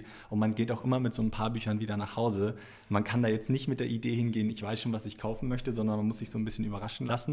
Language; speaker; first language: German; native; German